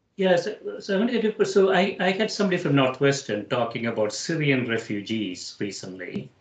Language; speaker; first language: English; non-native, local second language; Malayalam